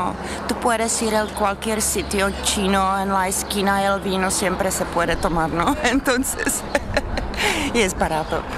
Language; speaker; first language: Spanish; non-native, fluent; Czech